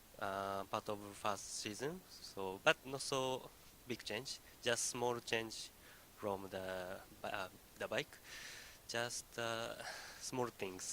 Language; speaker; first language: English; non-native, learner; Indonesian